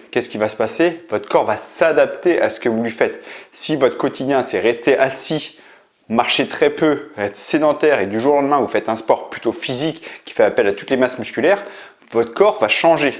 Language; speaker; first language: French; native; French